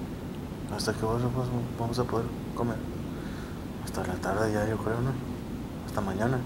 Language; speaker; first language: Spanish; native; Spanish